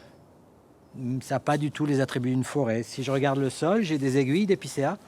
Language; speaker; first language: French; native; French